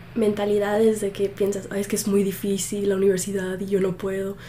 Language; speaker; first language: Spanish; early bilingual, heritage; Spanish